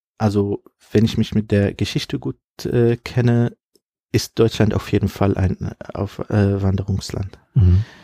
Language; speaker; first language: German; non-native, fluent; Arabic